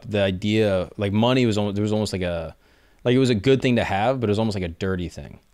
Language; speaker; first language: English; native; English